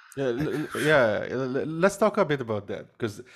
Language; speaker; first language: English; early bilingual, other home language; Arabic